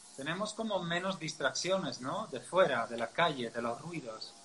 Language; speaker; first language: Spanish; non-native, fluent; Dutch